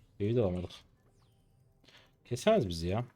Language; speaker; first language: Turkish; native; Turkish